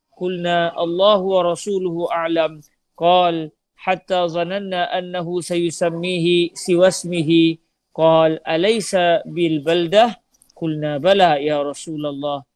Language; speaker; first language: Arabic; non-native, fluent; Malay